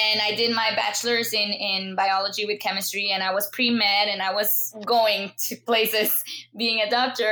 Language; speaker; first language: English; non-native, fluent; Spanish